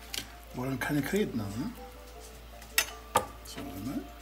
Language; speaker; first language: German; non-native, fluent; Italian